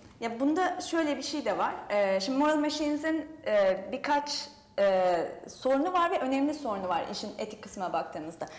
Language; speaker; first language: Turkish; native; Turkish